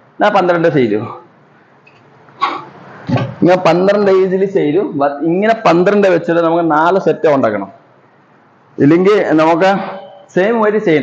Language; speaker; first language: Malayalam; non-native, learner; Assamese